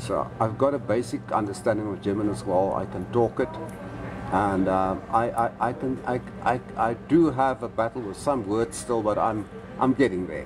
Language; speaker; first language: English; non-native, local second language; Afrikaans